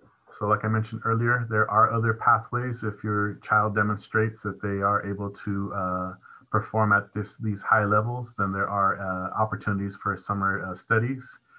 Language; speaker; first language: English; early bilingual, other home language; Spanish